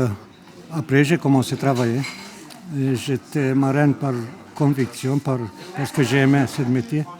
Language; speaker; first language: French; non-native, fluent; Romanian